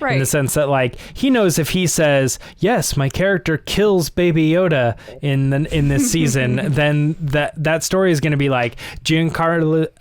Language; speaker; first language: English; native; English